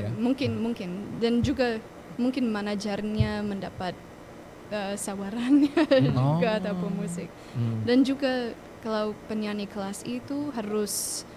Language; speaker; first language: Indonesian; non-native, fluent; English